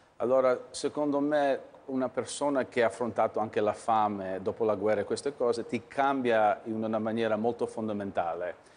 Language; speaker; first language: Italian; early bilingual, heritage; English